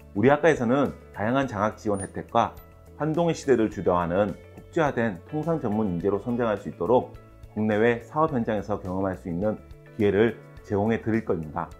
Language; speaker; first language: Korean; native; Korean